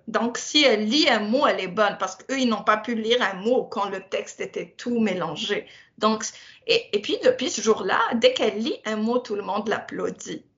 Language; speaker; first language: French; non-native, local second language; Berber languages